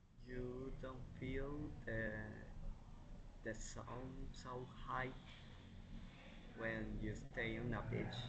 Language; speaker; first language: English; non-native, learner; Spanish